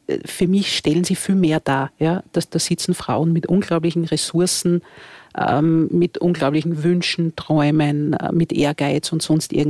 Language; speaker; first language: German; native; German